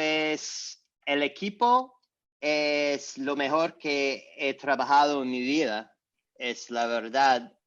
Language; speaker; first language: Spanish; non-native, learner; English